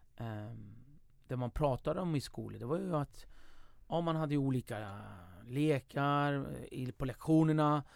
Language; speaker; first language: Swedish; early bilingual, other home language; Kurdish